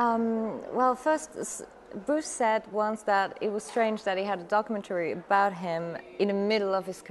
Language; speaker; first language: English; non-native, fluent; French